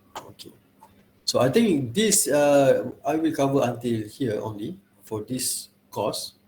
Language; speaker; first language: English; non-native, local second language; Malay